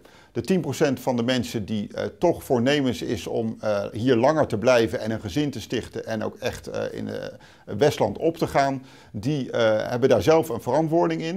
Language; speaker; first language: Dutch; native; Dutch